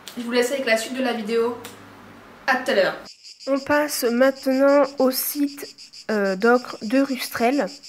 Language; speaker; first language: French; native; French